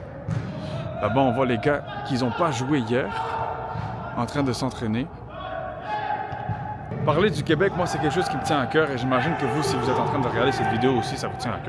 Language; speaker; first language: French; native; French